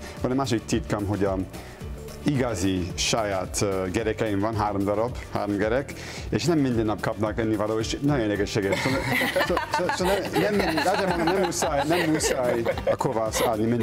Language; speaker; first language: Hungarian; non-native, learner; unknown